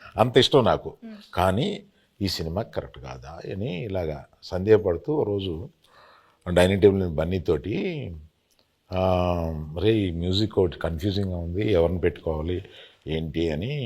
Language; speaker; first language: Telugu; native; Telugu